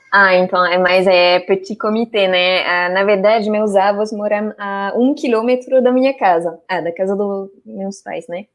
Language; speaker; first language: Portuguese; non-native, fluent; French